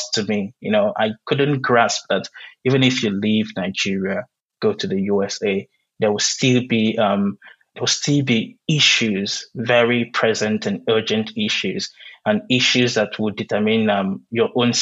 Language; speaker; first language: English; non-native, local second language; Igbo